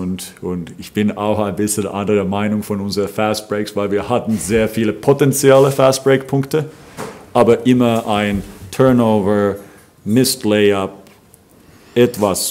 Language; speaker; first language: German; non-native, fluent; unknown